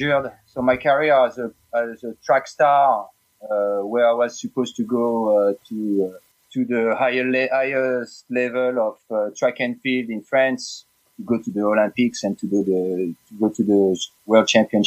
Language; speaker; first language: English; non-native, fluent; French